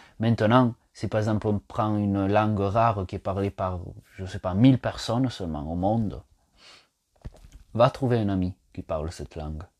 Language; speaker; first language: French; non-native, fluent; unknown